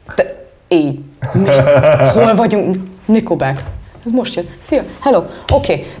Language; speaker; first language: Hungarian; early bilingual, heritage; Hungarian